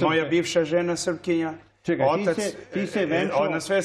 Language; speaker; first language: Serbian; early bilingual, heritage; English